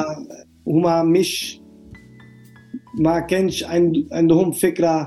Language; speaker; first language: Arabic; non-native, learner; Dutch